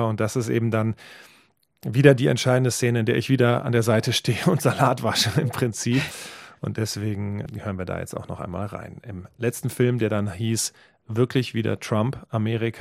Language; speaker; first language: German; native; German